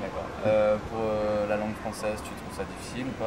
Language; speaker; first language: French; native; French